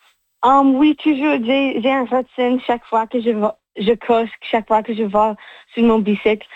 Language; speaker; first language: French; non-native, local second language; English